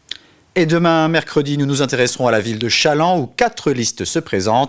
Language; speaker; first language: French; native; French